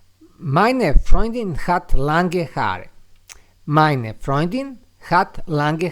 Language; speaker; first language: German; non-native, learner; Serbian